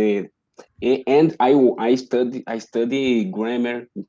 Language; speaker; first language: English; non-native, learner; Portuguese